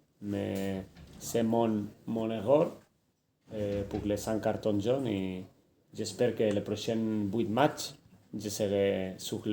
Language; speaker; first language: French; non-native, fluent; Spanish